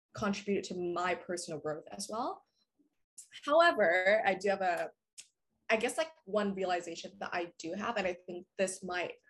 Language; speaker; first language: English; non-native, fluent; Vietnamese